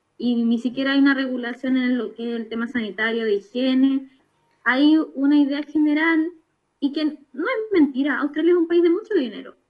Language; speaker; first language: Spanish; native; Spanish